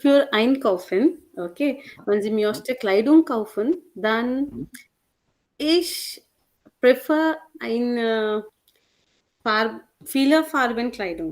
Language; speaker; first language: German; non-native, learner; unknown